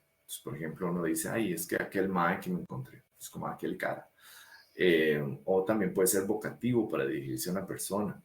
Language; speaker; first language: Spanish; native; Spanish